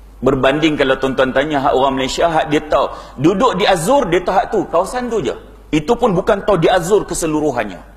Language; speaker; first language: Malay; native; Malay